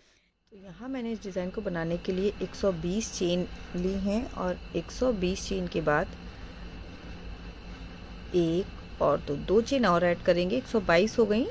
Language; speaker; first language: Hindi; native; Hindi